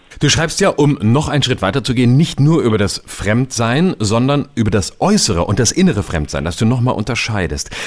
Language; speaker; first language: German; native; German